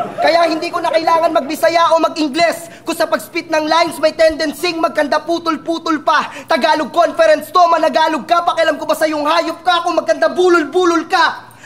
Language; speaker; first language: Filipino; native; Filipino